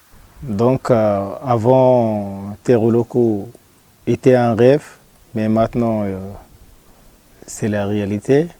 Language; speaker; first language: French; non-native, fluent; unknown